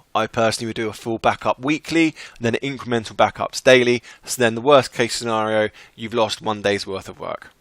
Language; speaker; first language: English; native; English